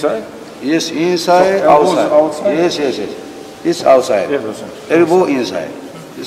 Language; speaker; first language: English; non-native, learner; Japanese